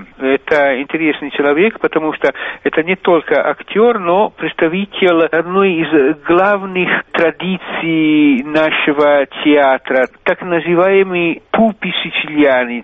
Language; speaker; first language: Russian; non-native, fluent; Italian